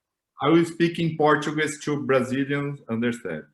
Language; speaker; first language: English; non-native, learner; Portuguese